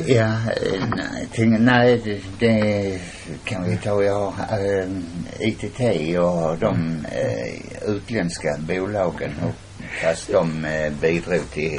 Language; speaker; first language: Swedish; non-native, fluent; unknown